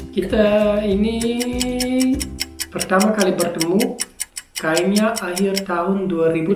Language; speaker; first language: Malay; non-native, fluent; German